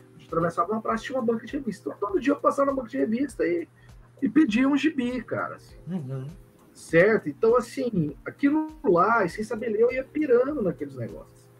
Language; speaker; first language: Portuguese; native; Portuguese